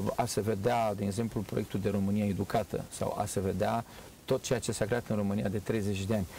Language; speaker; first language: Romanian; native; Romanian